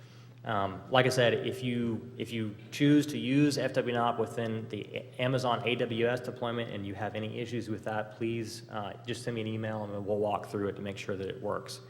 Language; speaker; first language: English; native; English